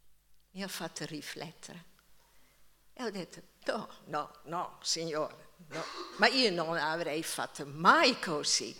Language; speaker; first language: Italian; non-native, fluent; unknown